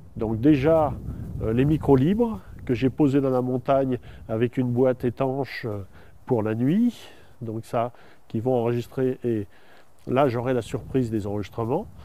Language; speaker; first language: French; native; French